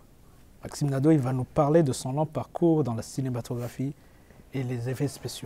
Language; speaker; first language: French; non-native, local second language; Rundi